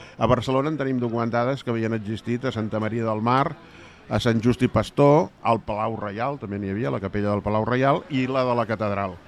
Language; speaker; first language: Catalan; native; Catalan